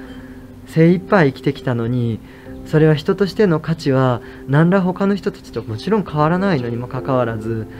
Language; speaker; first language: Japanese; native; Japanese